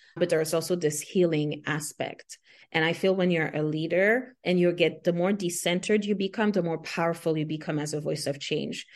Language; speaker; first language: English; non-native, fluent; Haitian Creole